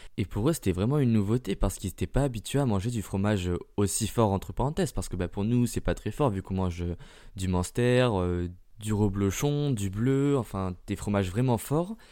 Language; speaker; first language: French; early bilingual, heritage; French